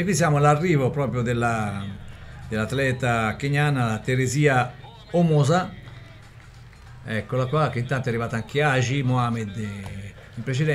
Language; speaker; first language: Italian; native; Italian